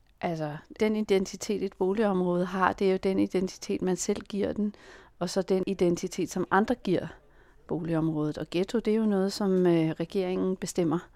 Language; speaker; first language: Danish; native; Danish